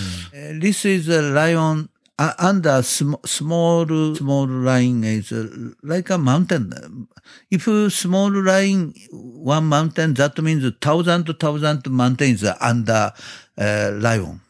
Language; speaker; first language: English; non-native, learner; Japanese